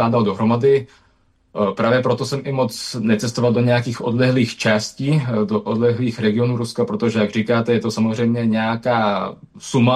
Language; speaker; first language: Czech; native; Czech